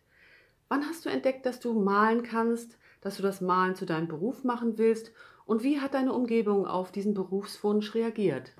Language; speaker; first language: German; native; German